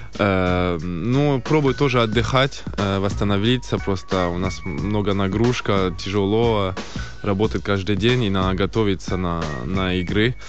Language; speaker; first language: Russian; early bilingual, heritage; Russian